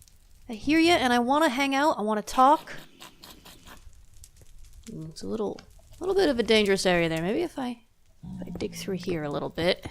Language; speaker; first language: English; native; English